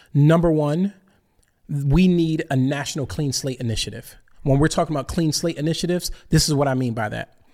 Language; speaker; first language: English; native; English